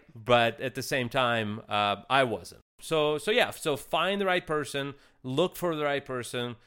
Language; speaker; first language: English; early bilingual, other home language; Russian